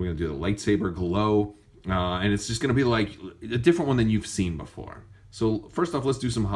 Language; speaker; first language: English; native; English